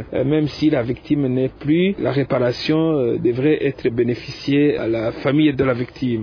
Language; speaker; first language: French; non-native, local second language; Rundi